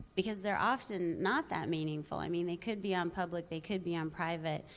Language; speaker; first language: English; native; English